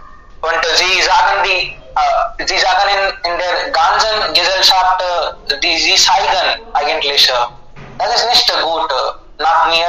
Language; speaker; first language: German; non-native, learner; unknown